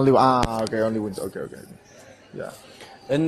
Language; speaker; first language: English; non-native, learner; Spanish